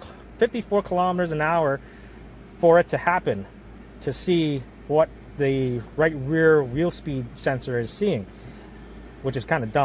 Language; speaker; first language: English; native; English